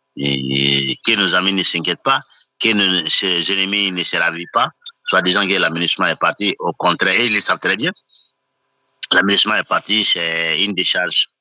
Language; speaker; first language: French; non-native, local second language; Bambara